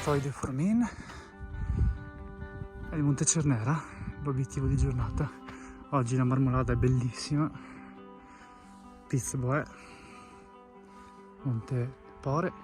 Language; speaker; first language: Italian; native; Italian